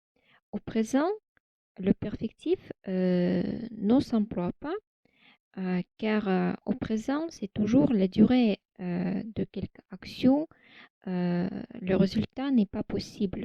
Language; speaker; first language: French; non-native, fluent; Russian